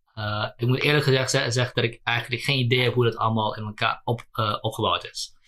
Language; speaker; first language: Dutch; native; Dutch